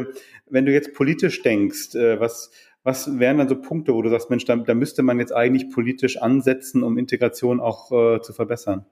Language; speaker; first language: German; native; German